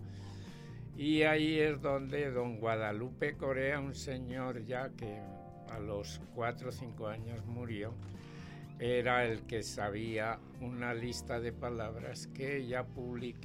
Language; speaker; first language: Spanish; native; Spanish